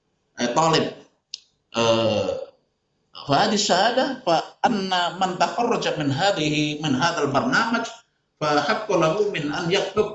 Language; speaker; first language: Arabic; non-native, fluent; Indonesian